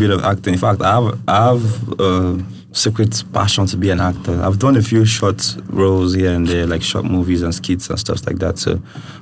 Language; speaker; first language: English; non-native, local second language; Yoruba